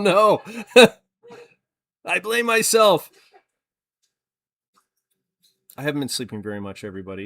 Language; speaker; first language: English; native; English